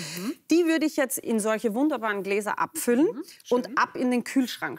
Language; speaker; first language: German; native; German